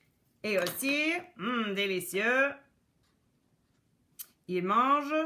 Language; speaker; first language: French; non-native, local second language; English